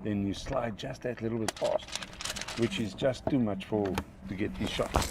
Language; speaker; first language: English; non-native, local second language; Afrikaans